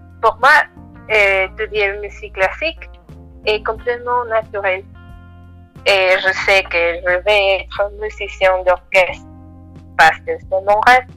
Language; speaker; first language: French; non-native, learner; Spanish